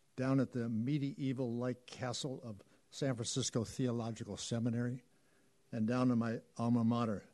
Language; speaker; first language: English; native; English